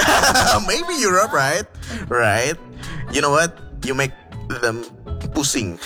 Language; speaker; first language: English; non-native, fluent; Indonesian